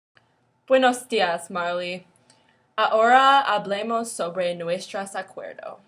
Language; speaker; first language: Spanish; non-native, learner; English